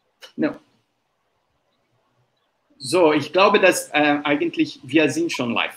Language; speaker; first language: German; non-native, fluent; Portuguese